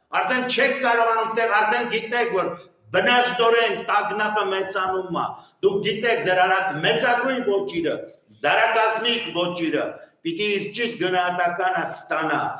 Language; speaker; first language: Armenian; native; Armenian